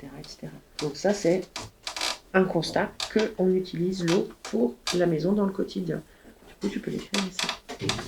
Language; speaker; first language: French; native; French